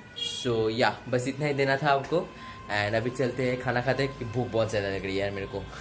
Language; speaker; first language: Hindi; non-native, local second language; Bangla